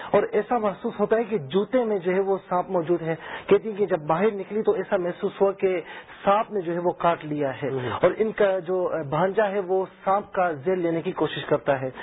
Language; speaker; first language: Urdu; native; Urdu